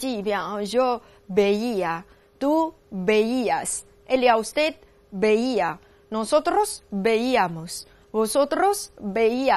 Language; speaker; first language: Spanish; non-native, learner; Chinese